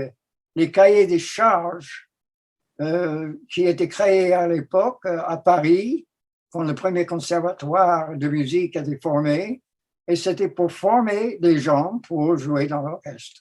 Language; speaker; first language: French; non-native, fluent; English